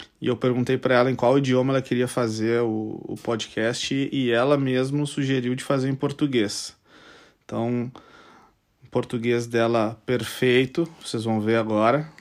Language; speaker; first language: Portuguese; native; Portuguese